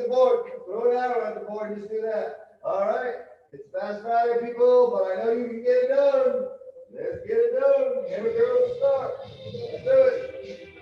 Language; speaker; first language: English; native; English